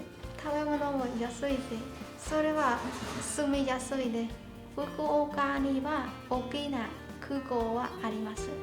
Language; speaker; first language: Japanese; non-native, learner; Vietnamese